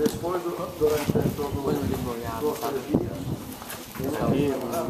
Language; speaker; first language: Spanish; non-native, learner; Portuguese